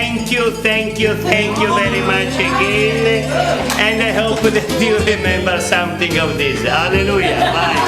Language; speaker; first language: English; non-native, fluent; Italian